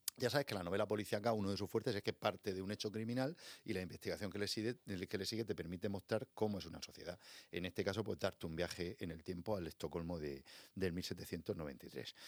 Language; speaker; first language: Spanish; native; Spanish